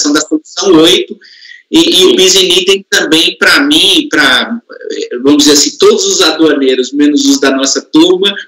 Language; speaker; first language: Portuguese; native; Portuguese